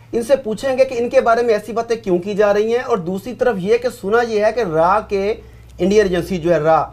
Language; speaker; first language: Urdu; native; Urdu